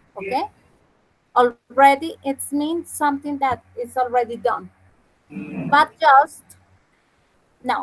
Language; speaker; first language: English; non-native, fluent; Spanish